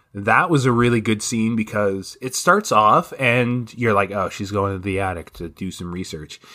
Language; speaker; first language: English; native; English